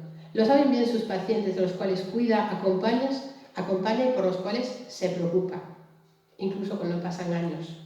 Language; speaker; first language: Spanish; native; Spanish